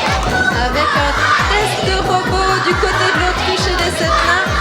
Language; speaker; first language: French; native; French